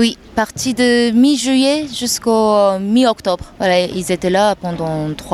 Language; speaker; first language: French; non-native, fluent; Japanese